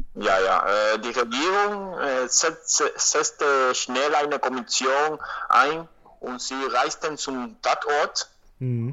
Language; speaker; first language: German; non-native, learner; Spanish